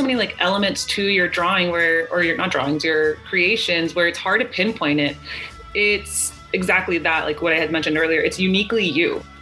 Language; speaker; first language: English; early bilingual, other home language; Spanish